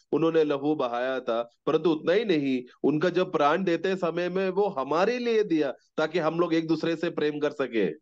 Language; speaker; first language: Hindi; non-native, local second language; Malayalam